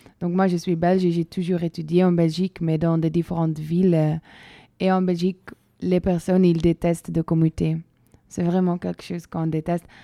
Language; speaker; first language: French; non-native, local second language; Dutch